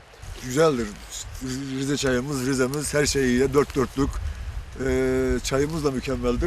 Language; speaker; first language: Turkish; native; Turkish